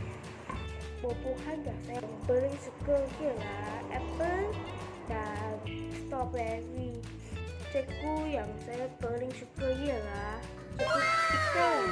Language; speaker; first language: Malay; non-native, local second language; Chinese